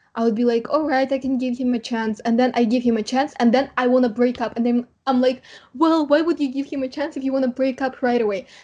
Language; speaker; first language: English; non-native, fluent; Kazakh